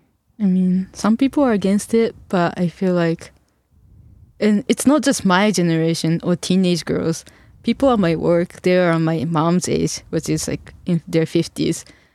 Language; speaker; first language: English; non-native, fluent; Japanese